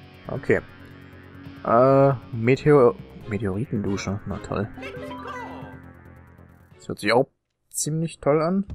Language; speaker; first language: German; native; German